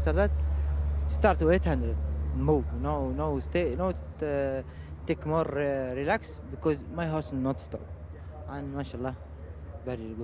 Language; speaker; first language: English; non-native, learner; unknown